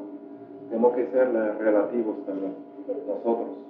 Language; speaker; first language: Spanish; non-native, fluent; French